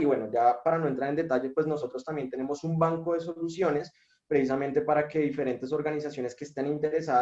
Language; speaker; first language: Spanish; native; Spanish